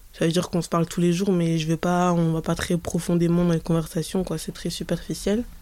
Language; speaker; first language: French; native; French